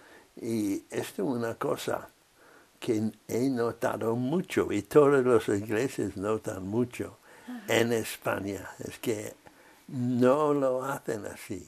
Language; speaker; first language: Spanish; non-native, fluent; English